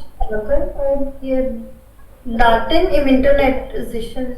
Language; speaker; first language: German; non-native, learner; Hindi